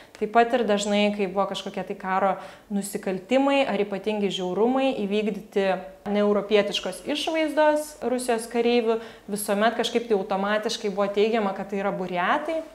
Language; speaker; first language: Lithuanian; native; Lithuanian